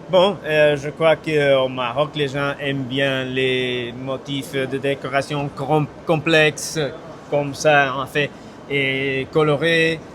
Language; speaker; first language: French; non-native, fluent; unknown